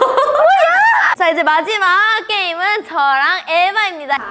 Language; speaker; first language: Korean; native; Korean